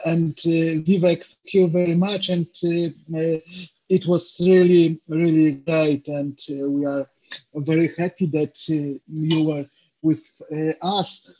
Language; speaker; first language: English; non-native, fluent; Polish